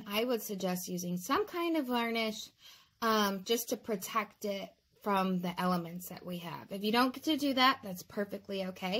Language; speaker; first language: English; native; English